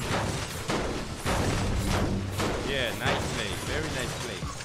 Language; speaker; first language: English; non-native, fluent; French